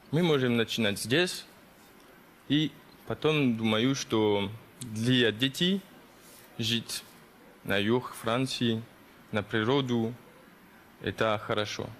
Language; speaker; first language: Russian; early bilingual, heritage; French